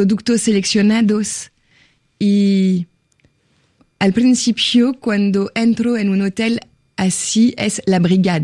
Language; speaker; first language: Spanish; non-native, fluent; French